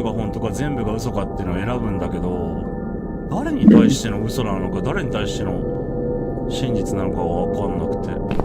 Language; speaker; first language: Japanese; native; Japanese